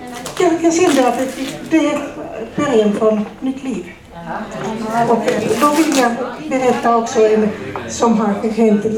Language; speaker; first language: Swedish; non-native, fluent; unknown